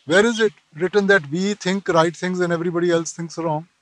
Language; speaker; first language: English; non-native, local second language; Punjabi